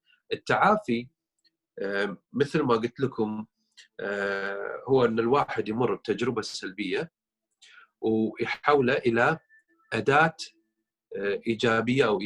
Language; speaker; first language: Arabic; native; Arabic